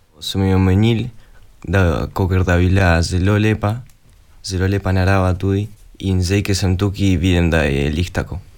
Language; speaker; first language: Slovenian; early bilingual, heritage; Spanish